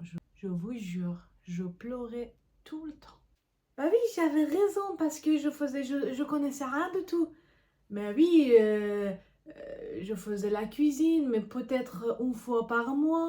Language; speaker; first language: French; non-native, fluent; Persian